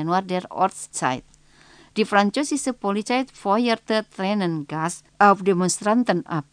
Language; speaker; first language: German; non-native, fluent; Indonesian